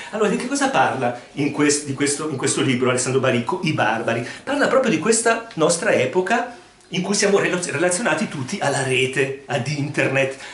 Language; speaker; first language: Italian; non-native, fluent; Spanish